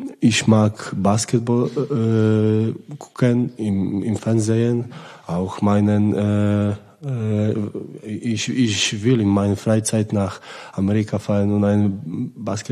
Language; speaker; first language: German; non-native, learner; Polish